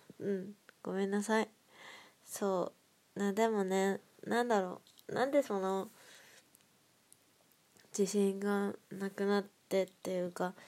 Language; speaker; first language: Japanese; native; Japanese